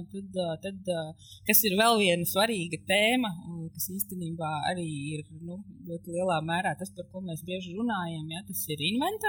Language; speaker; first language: Latvian; native; Latvian